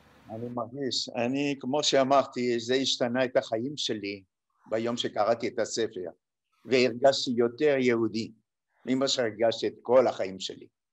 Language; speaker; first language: Hebrew; non-native, fluent; French